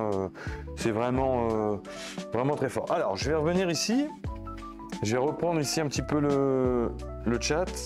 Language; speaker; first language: French; native; French